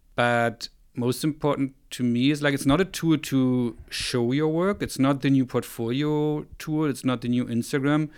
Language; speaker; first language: English; non-native, fluent; German